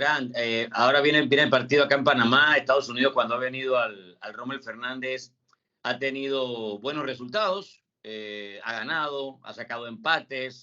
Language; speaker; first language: Spanish; native; Spanish